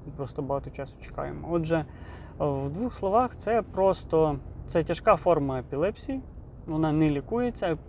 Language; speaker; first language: Ukrainian; non-native, local second language; Russian